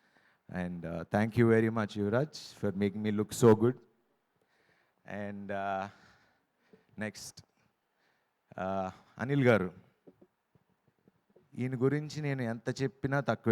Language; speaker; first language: Telugu; native; Telugu